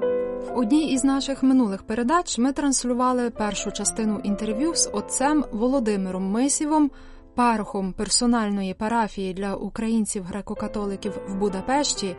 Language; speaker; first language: Ukrainian; native; Ukrainian